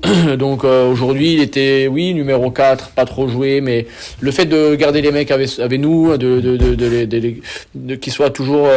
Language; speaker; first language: French; native; French